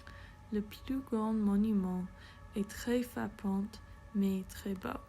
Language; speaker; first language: French; non-native, fluent; English